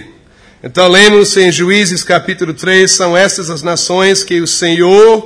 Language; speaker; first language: Portuguese; non-native, fluent; English